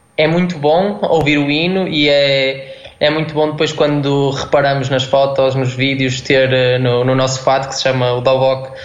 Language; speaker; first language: Portuguese; native; Portuguese